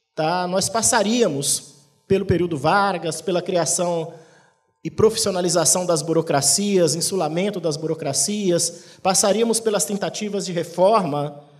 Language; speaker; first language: Portuguese; native; Portuguese